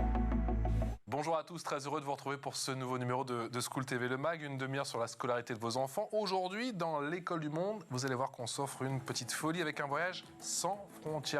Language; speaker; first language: French; native; French